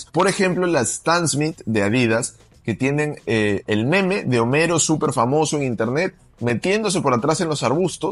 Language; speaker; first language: Spanish; native; Spanish